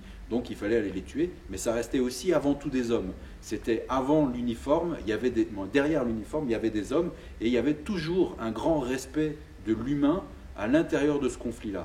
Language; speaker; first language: French; native; French